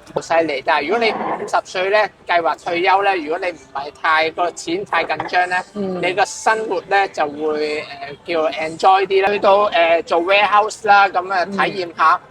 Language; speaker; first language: Cantonese; native; Cantonese